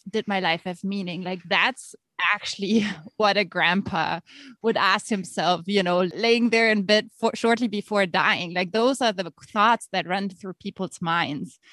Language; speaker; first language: English; non-native, fluent; German